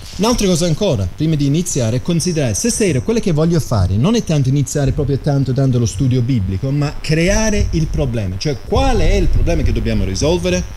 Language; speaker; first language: Italian; non-native, fluent; English